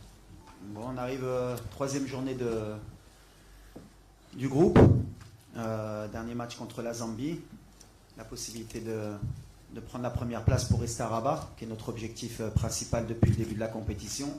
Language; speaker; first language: French; native; French